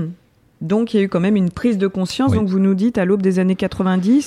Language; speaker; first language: French; native; French